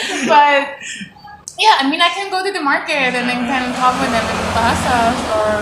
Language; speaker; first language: English; non-native, fluent; Swiss German